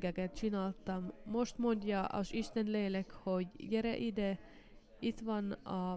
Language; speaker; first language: Hungarian; non-native, fluent; Finnish